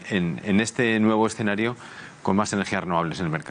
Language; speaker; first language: Spanish; native; Spanish